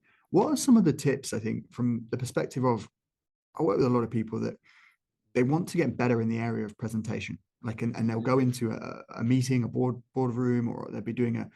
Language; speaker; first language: English; native; English